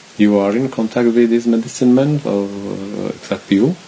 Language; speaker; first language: English; non-native, learner; Slovak